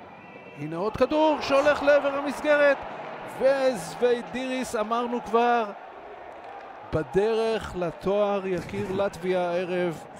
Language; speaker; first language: Hebrew; native; Hebrew